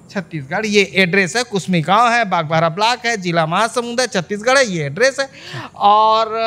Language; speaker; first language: Hindi; native; Hindi